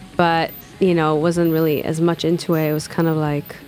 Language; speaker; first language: English; non-native, fluent; Hebrew